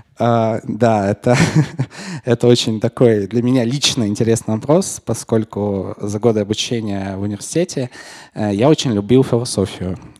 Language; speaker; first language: Russian; native; Russian